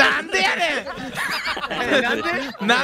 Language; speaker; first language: Japanese; native; Japanese